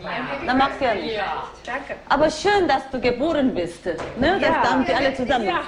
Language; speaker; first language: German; non-native, fluent; Korean